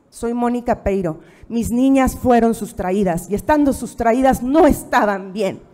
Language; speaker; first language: Spanish; native; Spanish